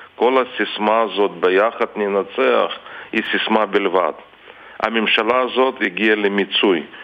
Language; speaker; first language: Hebrew; non-native, fluent; Russian